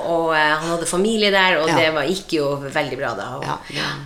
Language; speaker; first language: Norwegian; native; Norwegian